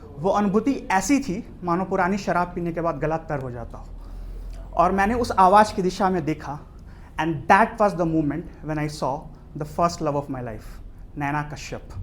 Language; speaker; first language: Hindi; native; Hindi